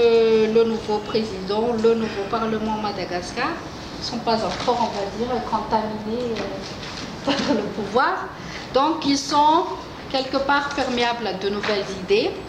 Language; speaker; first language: French; non-native, local second language; Malagasy